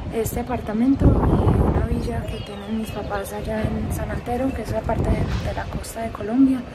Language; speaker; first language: Spanish; early bilingual, heritage; Spanish